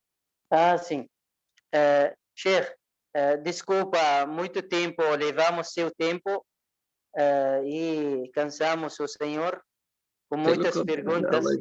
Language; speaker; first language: Portuguese; non-native, fluent; Arabic